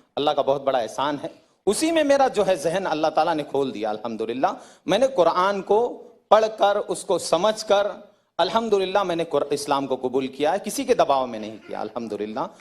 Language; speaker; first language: Hindi; native; Hindi